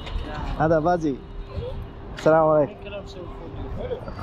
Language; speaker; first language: Arabic; non-native, learner; Bangla